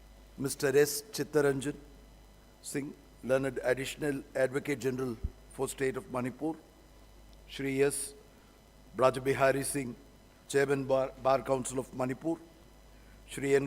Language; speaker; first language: English; non-native, local second language; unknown